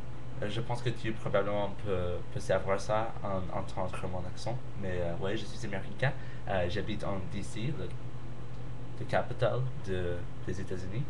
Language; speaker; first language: French; non-native, learner; English